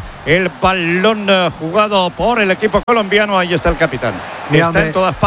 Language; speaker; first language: Spanish; native; Spanish